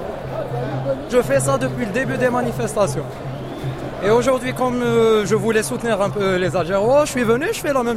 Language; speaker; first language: French; non-native, local second language; Arabic